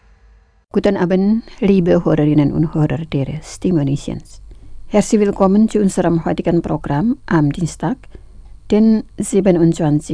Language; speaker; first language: German; non-native, fluent; Indonesian